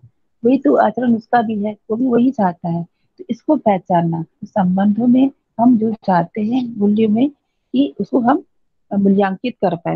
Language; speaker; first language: Hindi; native; Hindi